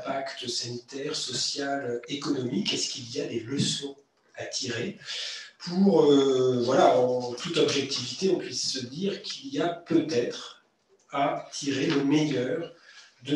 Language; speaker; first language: French; native; French